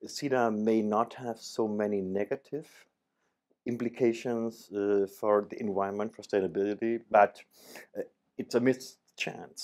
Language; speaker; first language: English; non-native, fluent; German